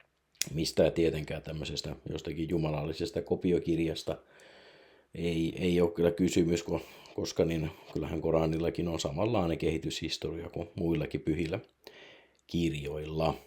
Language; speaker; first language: Finnish; native; Finnish